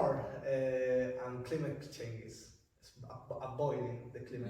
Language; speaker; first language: English; non-native, learner; Spanish